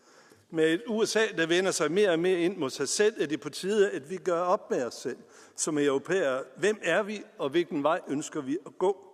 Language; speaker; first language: Danish; native; Danish